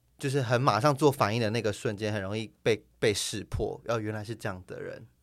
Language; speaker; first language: Chinese; native; Chinese